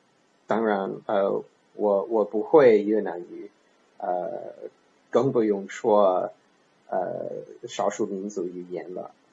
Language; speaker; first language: Chinese; non-native, learner; English